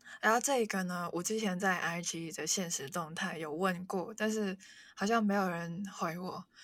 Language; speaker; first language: Chinese; non-native, local second language; Cantonese